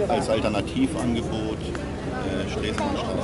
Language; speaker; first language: German; native; German